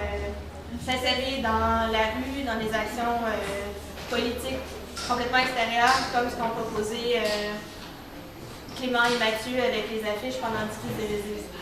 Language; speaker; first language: French; native; French